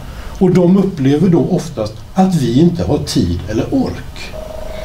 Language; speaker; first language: Swedish; native; Swedish